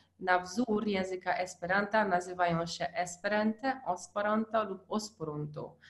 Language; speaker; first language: Polish; non-native, fluent; Hungarian